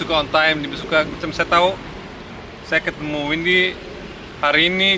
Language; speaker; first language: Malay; early bilingual, other home language; German